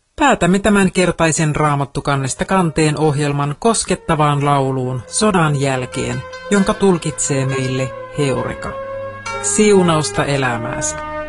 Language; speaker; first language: Finnish; native; Finnish